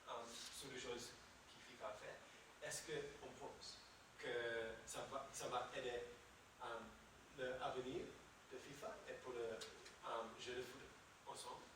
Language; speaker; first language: French; non-native, learner; English